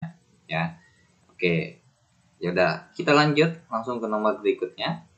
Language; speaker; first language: Indonesian; native; Indonesian